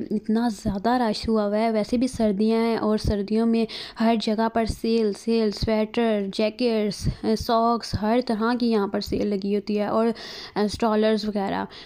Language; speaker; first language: Urdu; native; Urdu